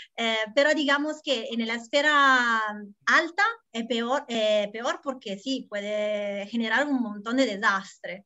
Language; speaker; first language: Spanish; non-native, fluent; Italian